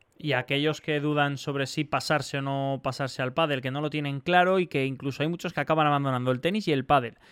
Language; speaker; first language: Spanish; native; Spanish